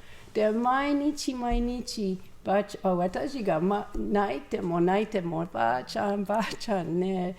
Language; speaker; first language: Japanese; non-native, learner; English